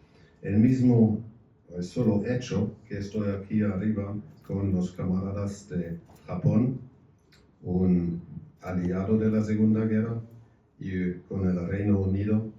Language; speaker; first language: Spanish; non-native, fluent; German